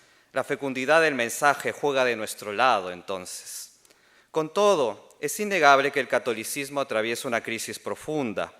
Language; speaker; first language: Spanish; native; Spanish